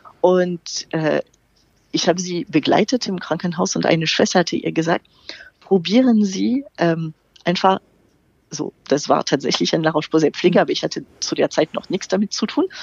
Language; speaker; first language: German; non-native, fluent; French